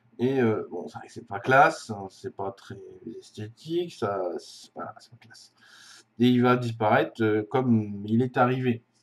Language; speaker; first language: French; native; French